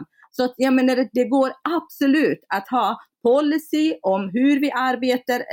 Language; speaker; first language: Swedish; non-native, fluent; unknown